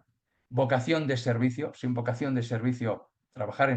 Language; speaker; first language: Spanish; native; Spanish